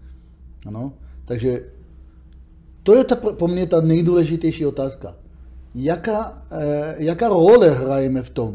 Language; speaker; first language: Czech; non-native, learner; Hebrew